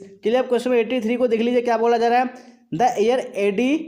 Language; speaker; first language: Hindi; native; Hindi